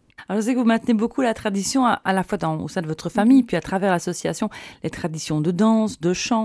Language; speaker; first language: French; native; French